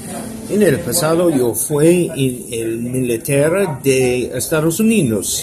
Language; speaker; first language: Spanish; non-native, learner; English